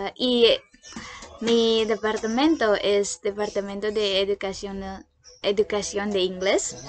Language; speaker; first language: Spanish; non-native, learner; Indonesian